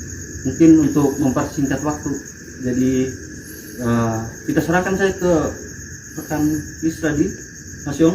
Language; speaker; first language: Indonesian; native; Indonesian